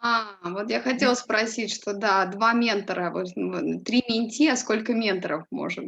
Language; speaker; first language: Russian; native; Russian